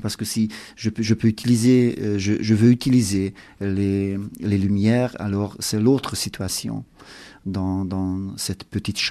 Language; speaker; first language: French; non-native, learner; Hungarian